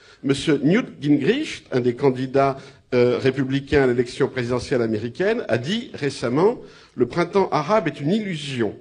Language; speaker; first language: French; native; French